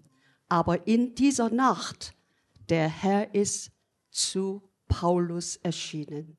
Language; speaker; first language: German; non-native, learner; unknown